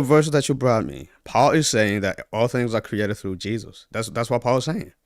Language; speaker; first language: English; native; English